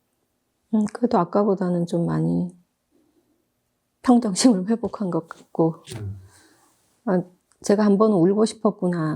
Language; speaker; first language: Korean; native; Korean